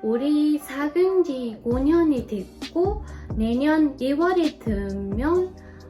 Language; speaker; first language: Korean; non-native, fluent; Mongolian